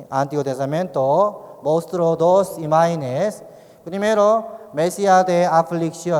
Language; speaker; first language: Spanish; non-native, learner; Korean